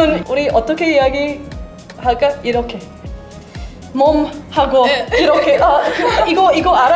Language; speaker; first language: Korean; non-native, learner; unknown